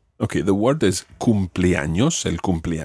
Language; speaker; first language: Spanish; non-native, fluent; English